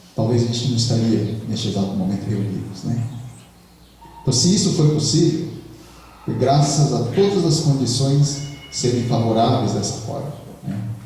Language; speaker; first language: Portuguese; native; Portuguese